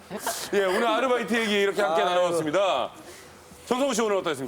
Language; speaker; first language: Korean; native; Korean